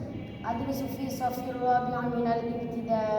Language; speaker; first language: Arabic; non-native, learner; Bangla